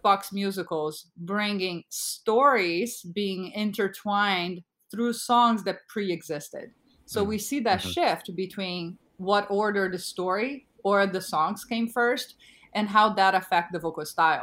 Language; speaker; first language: English; non-native, fluent; Portuguese